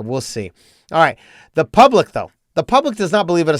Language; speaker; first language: English; native; English